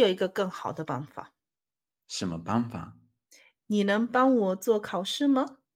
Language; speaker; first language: Chinese; non-native, learner; Spanish